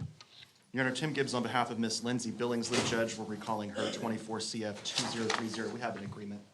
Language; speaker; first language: English; native; English